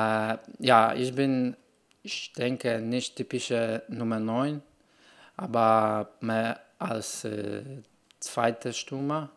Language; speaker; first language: German; non-native, learner; Polish